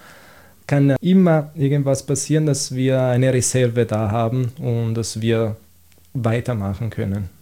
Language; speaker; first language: German; non-native, fluent; Italian